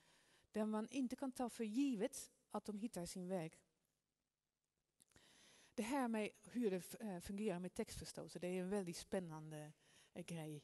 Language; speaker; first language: Swedish; non-native, fluent; Dutch